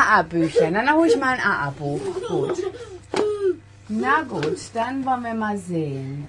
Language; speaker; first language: German; native; German